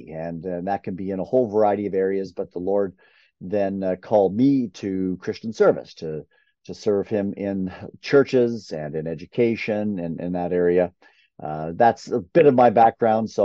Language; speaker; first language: English; native; English